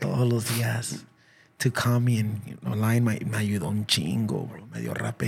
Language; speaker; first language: Spanish; early bilingual, heritage; Spanish